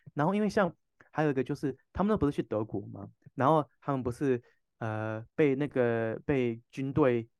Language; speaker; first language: Chinese; non-native, fluent; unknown